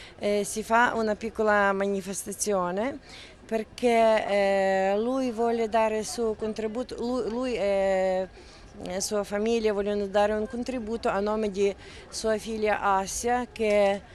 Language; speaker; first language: Italian; non-native, fluent; Ukrainian